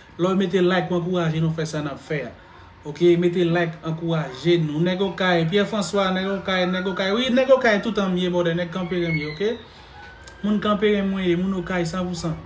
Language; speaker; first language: Haitian Creole; native; Haitian Creole